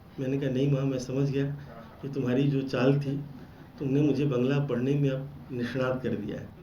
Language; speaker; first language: Hindi; non-native, local second language; Bangla